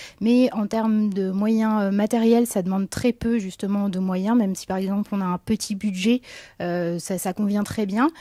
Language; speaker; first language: French; native; French